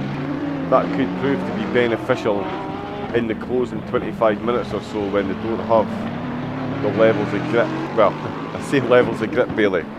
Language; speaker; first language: English; native; English